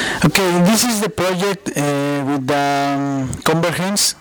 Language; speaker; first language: English; non-native, learner; Spanish